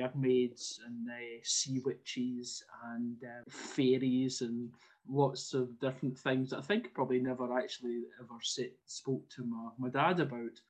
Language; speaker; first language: English; native; English